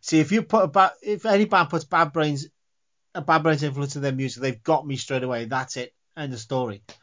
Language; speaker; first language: English; native; English